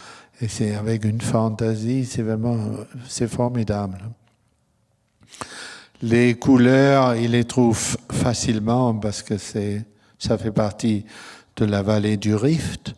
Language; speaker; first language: French; non-native, fluent; German